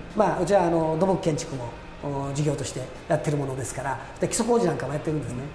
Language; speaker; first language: Japanese; native; Japanese